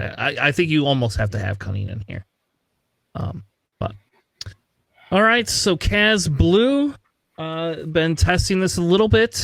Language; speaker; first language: English; native; English